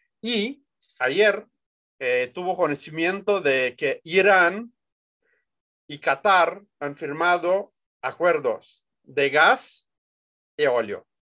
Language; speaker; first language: Spanish; non-native, fluent; Portuguese